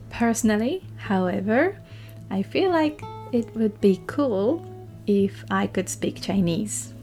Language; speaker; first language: English; non-native, fluent; Japanese